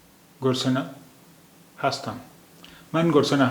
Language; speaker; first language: Persian; non-native, fluent; Urdu